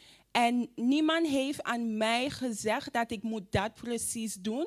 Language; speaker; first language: Dutch; non-native, fluent; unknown